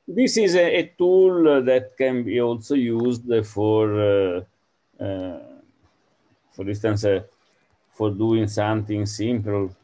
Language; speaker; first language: English; non-native, fluent; Italian